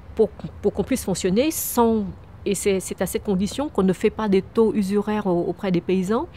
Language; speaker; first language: French; early bilingual, other home language; Vietnamese